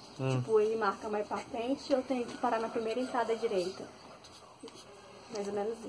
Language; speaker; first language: Portuguese; native; Portuguese